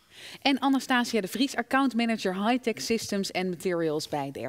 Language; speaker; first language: Dutch; native; Dutch